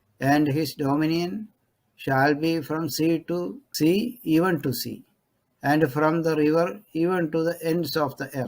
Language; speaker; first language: English; non-native, local second language; Malayalam